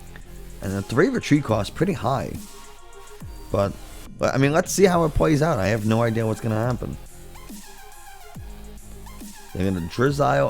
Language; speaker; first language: English; native; English